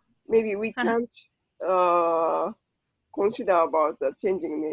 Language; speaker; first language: English; non-native, learner; Japanese